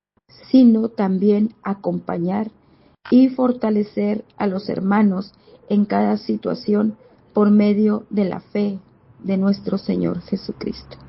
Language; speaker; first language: Spanish; native; Spanish